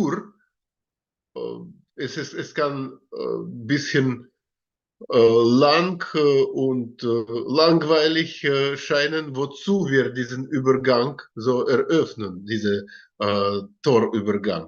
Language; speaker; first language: German; non-native, learner; Russian